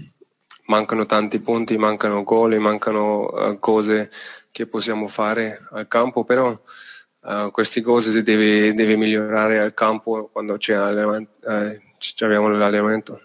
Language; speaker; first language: Italian; non-native, fluent; German